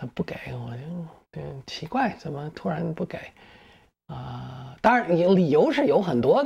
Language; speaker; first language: Chinese; non-native, fluent; English